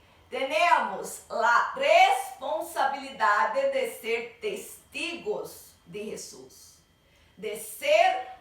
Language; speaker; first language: Spanish; non-native, learner; Portuguese